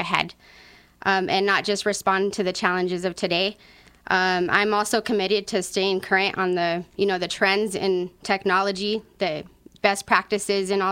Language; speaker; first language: English; non-native, local second language; Spanish